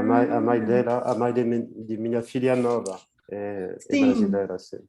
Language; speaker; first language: Portuguese; non-native, fluent; French